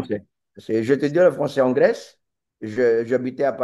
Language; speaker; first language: French; non-native, learner; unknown